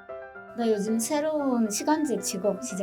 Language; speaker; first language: Korean; non-native, fluent; Turkish